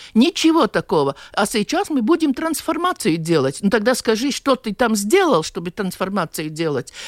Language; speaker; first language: Russian; non-native, local second language; Latvian